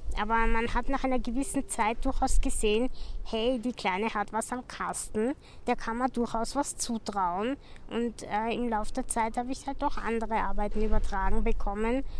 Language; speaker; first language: German; native; German